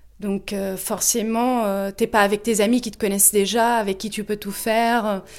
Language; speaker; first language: French; non-native, fluent; Portuguese